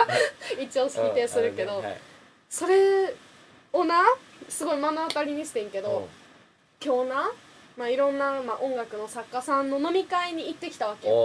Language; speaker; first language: Japanese; native; Japanese